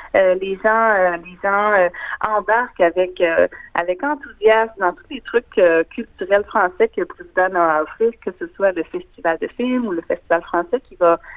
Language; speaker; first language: French; native; French